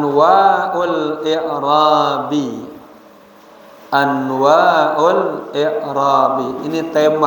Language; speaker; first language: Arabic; non-native, fluent; Indonesian